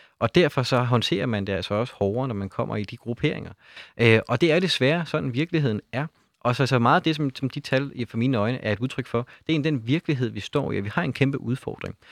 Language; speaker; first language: Danish; native; Danish